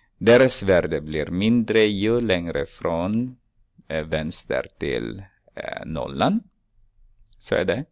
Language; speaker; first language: Swedish; non-native, fluent; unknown